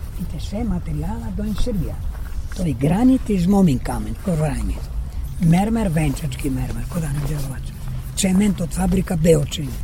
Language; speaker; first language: Serbian; early bilingual, heritage; Serbian